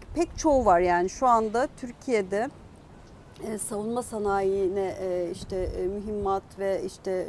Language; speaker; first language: Turkish; non-native, local second language; Kurdish